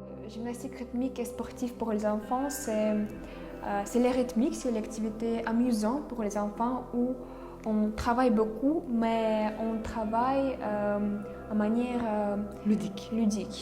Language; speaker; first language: French; non-native, fluent; Russian